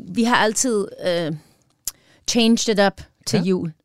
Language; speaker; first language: Danish; non-native, fluent; English